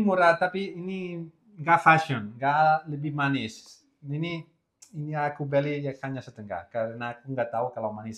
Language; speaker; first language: Indonesian; non-native, learner; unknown